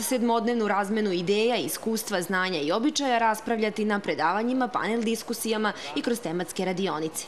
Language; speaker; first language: Serbian; native; Serbian